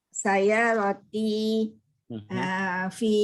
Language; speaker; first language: Arabic; non-native, learner; Malay